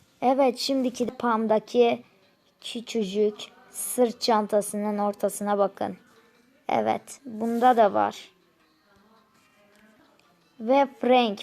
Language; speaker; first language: Turkish; native; Turkish